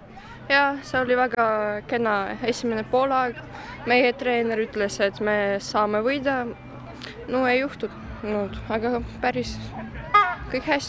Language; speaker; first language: Estonian; non-native, local second language; Russian